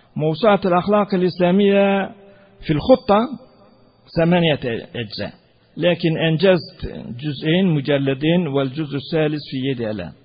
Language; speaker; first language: Arabic; non-native, fluent; Turkish